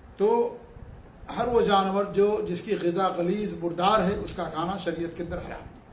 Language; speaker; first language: Urdu; native; Urdu